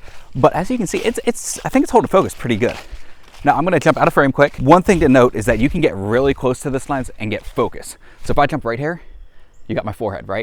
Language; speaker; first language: English; native; English